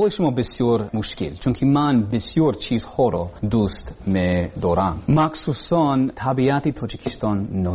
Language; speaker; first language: Persian; non-native, learner; English